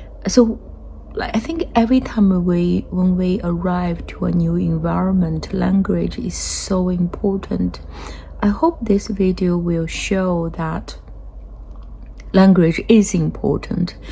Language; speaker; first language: English; non-native, fluent; Chinese